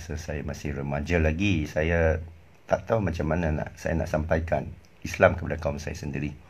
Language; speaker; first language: Malay; non-native, local second language; English